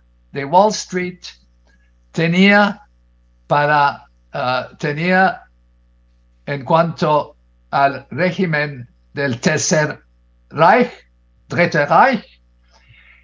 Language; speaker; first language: Spanish; non-native, fluent; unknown